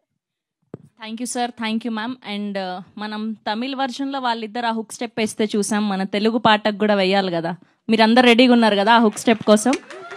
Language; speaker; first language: Telugu; native; Telugu